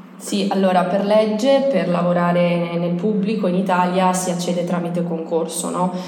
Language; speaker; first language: Italian; native; Italian